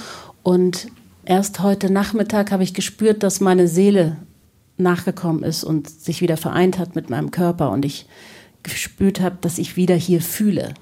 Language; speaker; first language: German; native; German